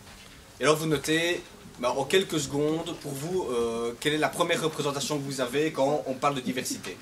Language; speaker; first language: French; native; French